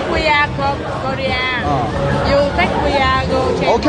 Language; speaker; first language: English; non-native, learner; Vietnamese